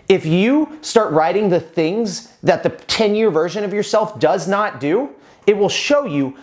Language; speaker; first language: English; native; English